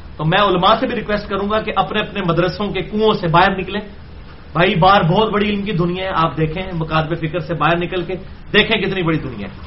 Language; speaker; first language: Urdu; non-native, local second language; Punjabi